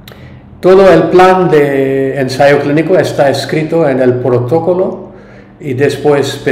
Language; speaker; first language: Spanish; non-native, learner; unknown